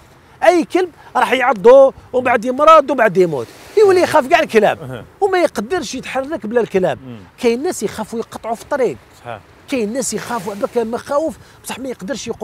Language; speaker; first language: Arabic; native; Arabic